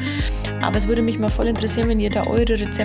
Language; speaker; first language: German; native; German